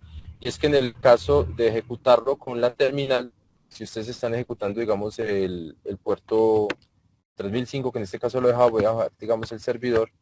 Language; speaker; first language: Spanish; native; Spanish